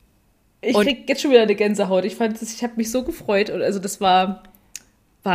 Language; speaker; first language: German; native; German